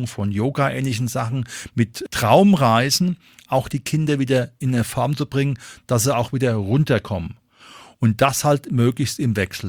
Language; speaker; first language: German; native; German